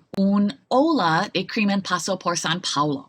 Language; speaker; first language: Spanish; non-native, fluent; English